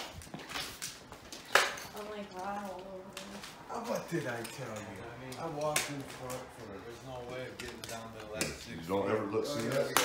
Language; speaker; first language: English; native; English